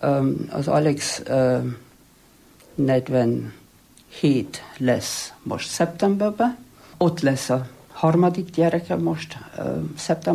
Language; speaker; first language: Hungarian; non-native, fluent; German